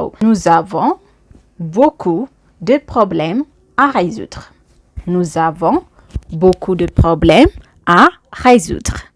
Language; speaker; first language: French; non-native, fluent; Amharic